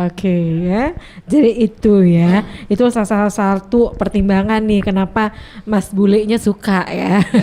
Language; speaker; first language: Indonesian; native; Indonesian